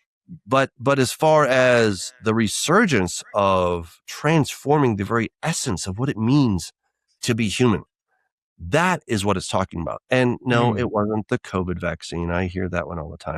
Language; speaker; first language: English; native; English